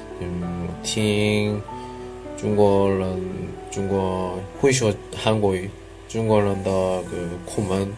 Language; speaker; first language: Chinese; non-native, learner; Korean